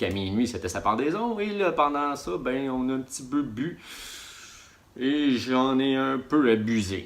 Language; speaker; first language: French; native; French